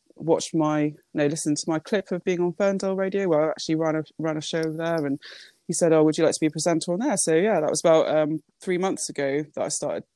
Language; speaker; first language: English; early bilingual, other home language; Japanese